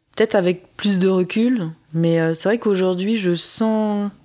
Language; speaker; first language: French; native; French